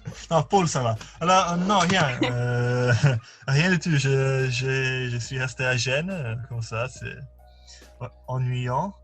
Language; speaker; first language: French; non-native, learner; Italian